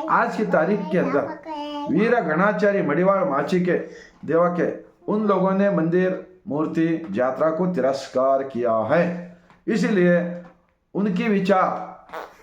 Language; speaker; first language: Hindi; non-native, local second language; Kannada